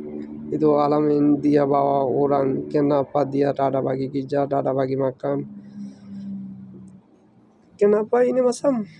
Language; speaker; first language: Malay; non-native, learner; Bangla